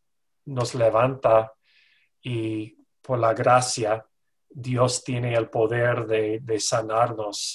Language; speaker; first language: Spanish; non-native, fluent; English